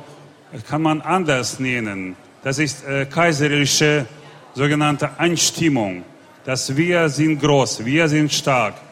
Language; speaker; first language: German; non-native, fluent; Russian